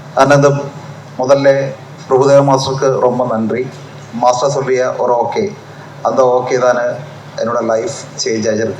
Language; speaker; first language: Tamil; non-native, learner; Malayalam